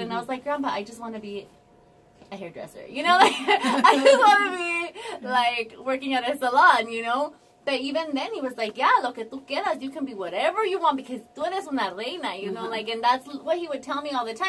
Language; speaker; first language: English; early bilingual, other home language; Spanish